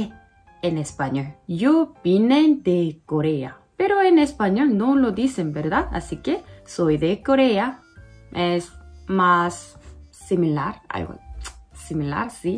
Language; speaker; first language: Spanish; non-native, learner; Korean